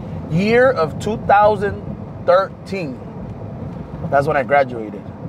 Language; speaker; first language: English; early bilingual, other home language; Spanish